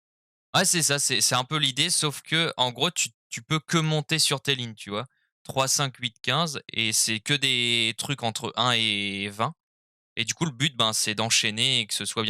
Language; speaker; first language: French; native; French